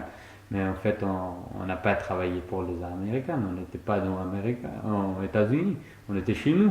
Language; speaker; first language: French; non-native, fluent; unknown